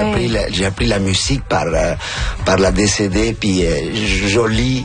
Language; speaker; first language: French; non-native, fluent; Spanish